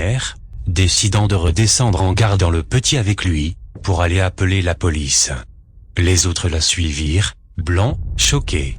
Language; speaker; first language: French; native; French